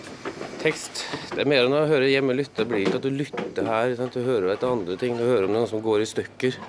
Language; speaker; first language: Norwegian; native; Norwegian